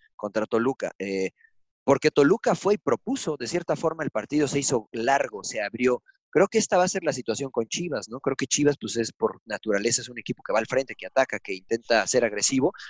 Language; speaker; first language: Spanish; early bilingual, heritage; Spanish